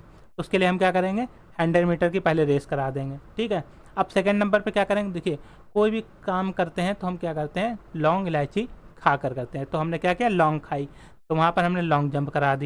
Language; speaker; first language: Hindi; native; Hindi